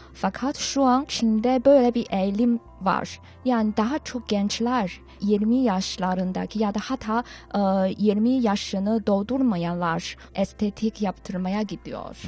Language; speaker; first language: Turkish; non-native, learner; Chinese